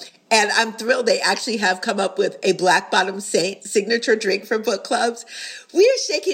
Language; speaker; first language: English; native; English